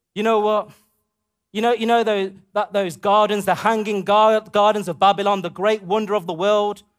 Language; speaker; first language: English; native; English